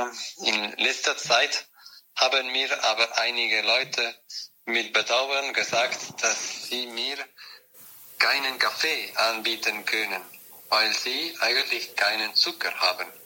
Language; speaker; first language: German; non-native, fluent; French